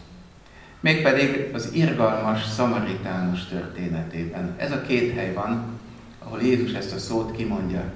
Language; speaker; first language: Hungarian; native; Hungarian